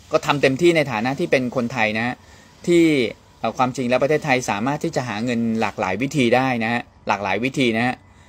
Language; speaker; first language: Thai; native; Thai